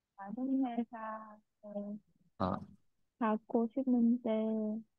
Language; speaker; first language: Korean; non-native, learner; Vietnamese